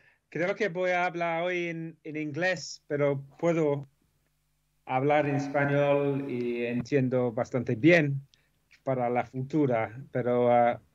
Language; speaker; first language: Spanish; non-native, fluent; English